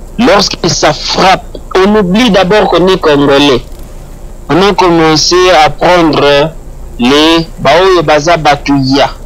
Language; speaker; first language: French; non-native, local second language; Luba-Lulua